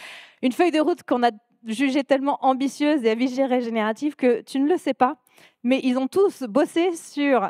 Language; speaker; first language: French; native; French